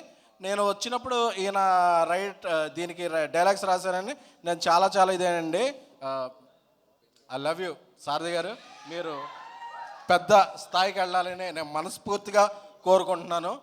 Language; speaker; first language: Telugu; native; Telugu